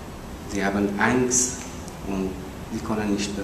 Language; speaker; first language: German; non-native, learner; Persian